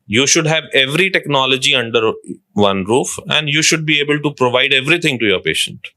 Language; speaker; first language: English; non-native, local second language; Hindi